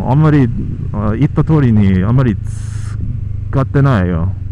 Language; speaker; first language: Japanese; non-native, learner; English